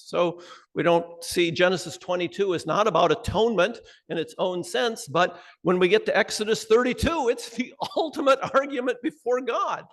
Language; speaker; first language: English; native; English